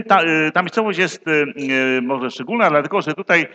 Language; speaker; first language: Polish; native; Polish